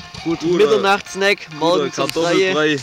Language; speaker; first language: German; native; German